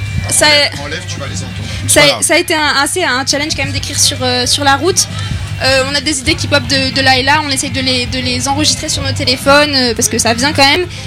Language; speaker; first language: French; native; French